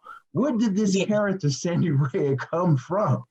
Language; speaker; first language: English; native; English